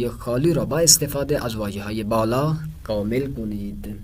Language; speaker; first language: Persian; non-native, fluent; Urdu